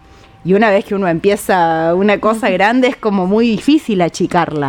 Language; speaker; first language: Spanish; native; Spanish